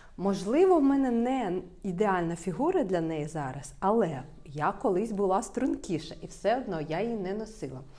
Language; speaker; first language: Ukrainian; non-native, local second language; Russian